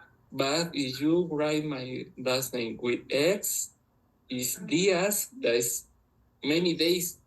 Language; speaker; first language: English; non-native, learner; Spanish